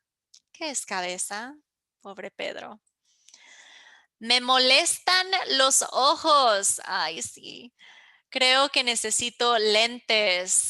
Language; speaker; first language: Spanish; early bilingual, heritage; English